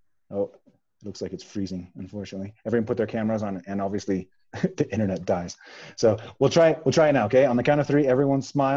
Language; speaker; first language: English; native; English